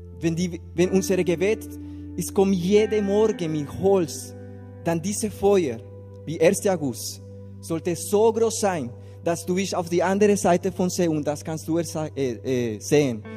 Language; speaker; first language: German; non-native, learner; Spanish